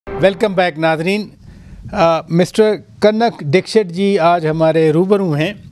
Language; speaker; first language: Urdu; non-native, local second language; Saraiki